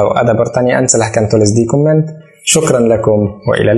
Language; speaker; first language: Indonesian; non-native, learner; Arabic